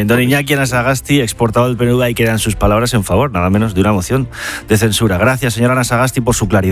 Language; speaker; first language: Spanish; native; Spanish